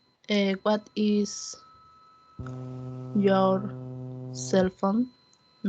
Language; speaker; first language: English; non-native, learner; Spanish